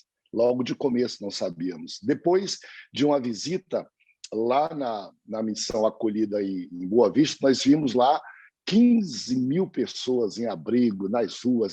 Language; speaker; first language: Portuguese; native; Portuguese